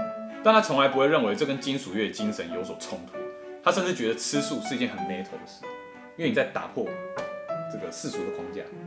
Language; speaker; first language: Chinese; native; Chinese